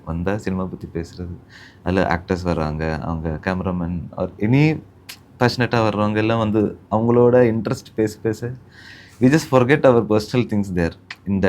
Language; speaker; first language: Tamil; early bilingual, heritage; Tamil